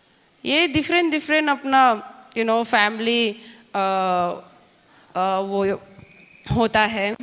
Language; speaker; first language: Hindi; non-native, local second language; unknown